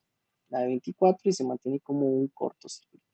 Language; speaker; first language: Spanish; native; Spanish